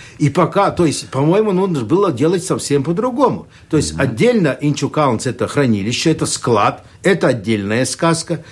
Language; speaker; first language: Russian; non-native, local second language; Latvian